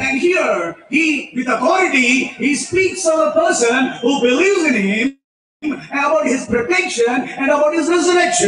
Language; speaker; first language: English; non-native, local second language; Telugu